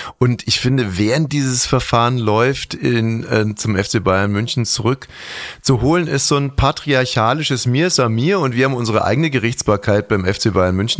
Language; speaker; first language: German; native; German